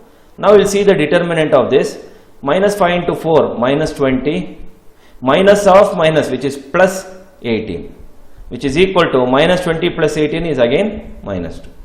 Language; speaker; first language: English; non-native, local second language; Kannada